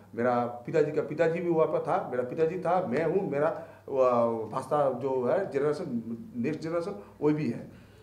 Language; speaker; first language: Hindi; non-native, local second language; Bangla